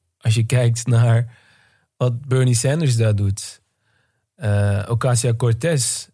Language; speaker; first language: Dutch; early bilingual, other home language; Turkish